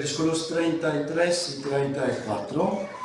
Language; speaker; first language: Spanish; non-native, fluent; Korean